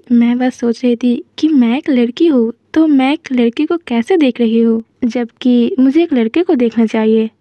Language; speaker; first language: Hindi; non-native, local second language; Bangla